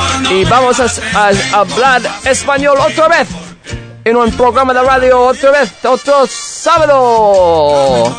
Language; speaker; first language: Spanish; non-native, learner; English